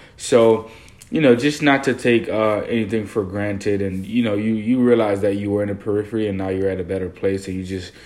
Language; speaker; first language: English; early bilingual, other home language; Haitian Creole